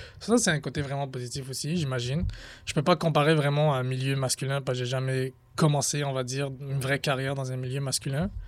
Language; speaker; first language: French; early bilingual, other home language; Arabic